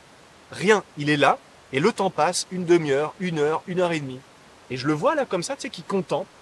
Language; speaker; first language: French; native; French